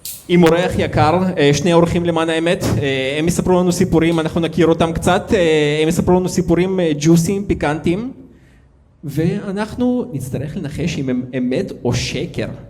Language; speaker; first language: Hebrew; native; Hebrew